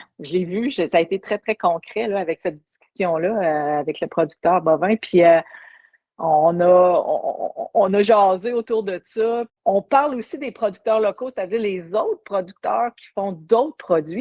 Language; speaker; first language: French; native; French